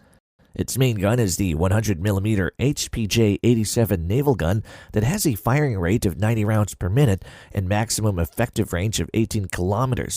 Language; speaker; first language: English; non-native, fluent; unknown